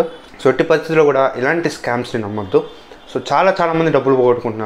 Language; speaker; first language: Telugu; native; Telugu